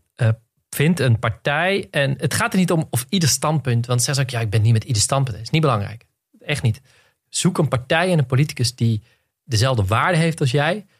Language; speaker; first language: Dutch; native; Dutch